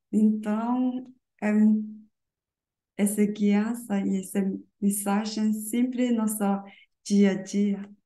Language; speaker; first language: Portuguese; non-native, learner; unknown